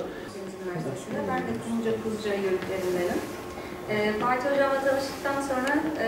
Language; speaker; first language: Turkish; native; Turkish